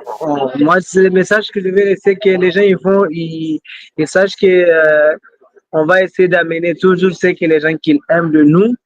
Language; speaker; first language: French; non-native, local second language; Tamasheq